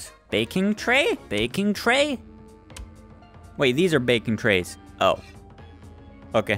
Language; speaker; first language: English; native; English